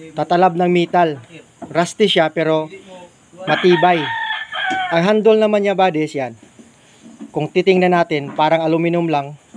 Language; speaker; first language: Filipino; non-native, local second language; Cebuano